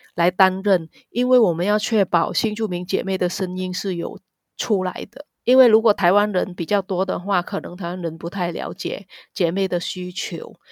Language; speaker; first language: Chinese; non-native, fluent; Vietnamese